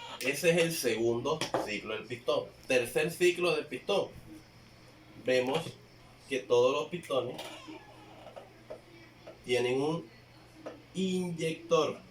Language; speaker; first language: Spanish; native; Spanish